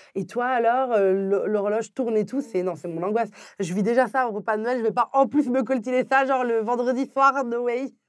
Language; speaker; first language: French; early bilingual, other home language; Arabic